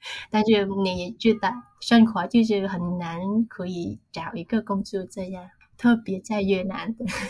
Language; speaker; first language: Chinese; non-native, learner; Vietnamese